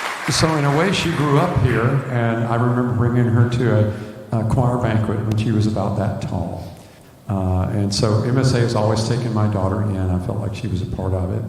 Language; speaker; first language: English; native; English